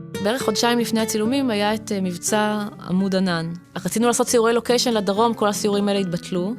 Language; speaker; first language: Hebrew; native; Hebrew